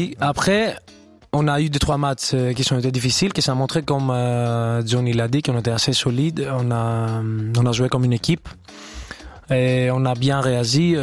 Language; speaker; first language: French; non-native, fluent; Greek